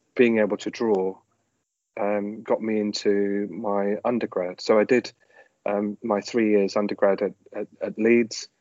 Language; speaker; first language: English; native; English